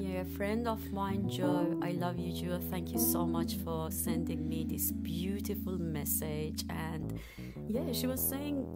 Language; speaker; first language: English; non-native, fluent; Persian